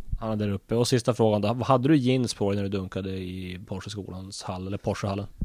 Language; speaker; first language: Swedish; native; Swedish